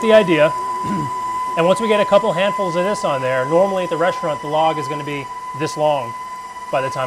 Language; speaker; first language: English; native; English